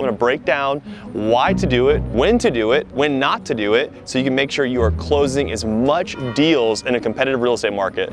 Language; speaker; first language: English; native; English